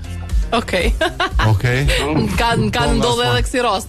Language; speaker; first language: Albanian; native; Albanian